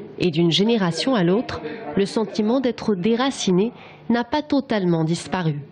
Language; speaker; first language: French; native; French